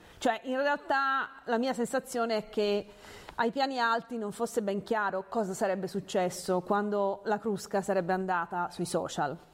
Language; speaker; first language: Italian; early bilingual, other home language; Hungarian